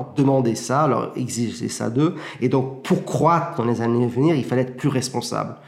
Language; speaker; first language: French; early bilingual, heritage; French